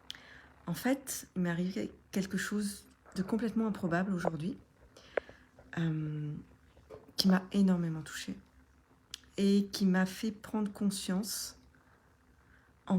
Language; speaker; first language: French; native; French